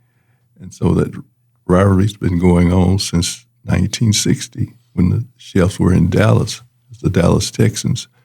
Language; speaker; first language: English; native; English